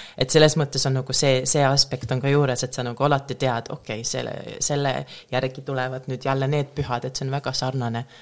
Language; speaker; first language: Estonian; native; Estonian